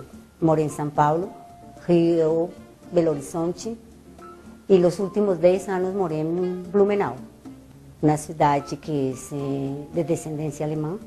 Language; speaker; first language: Portuguese; non-native, fluent; Spanish